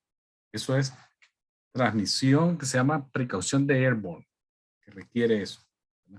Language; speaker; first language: Spanish; native; Spanish